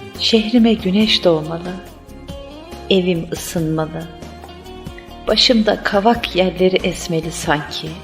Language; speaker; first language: Turkish; native; Turkish